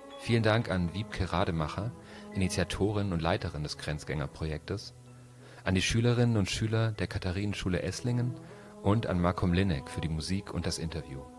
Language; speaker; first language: German; native; German